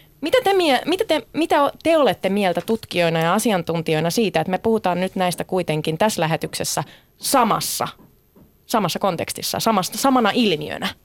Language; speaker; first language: Finnish; native; Finnish